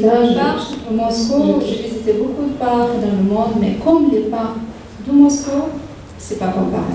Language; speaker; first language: French; non-native, learner; Arabic